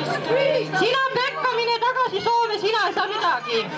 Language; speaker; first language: Estonian; native; Estonian